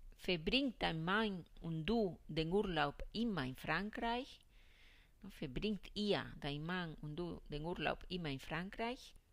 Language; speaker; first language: German; non-native, fluent; Spanish